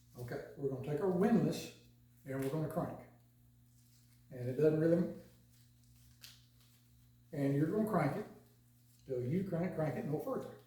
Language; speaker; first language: English; native; English